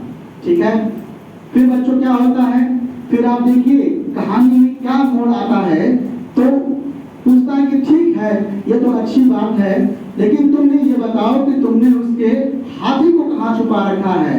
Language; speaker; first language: Hindi; native; Hindi